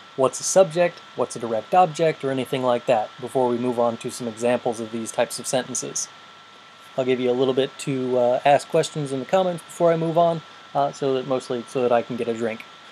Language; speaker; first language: English; native; English